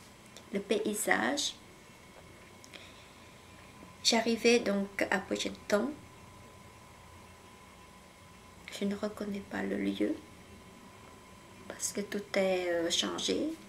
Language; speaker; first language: French; non-native, fluent; Khmer